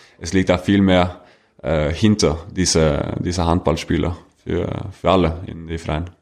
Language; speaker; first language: German; non-native, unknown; Norwegian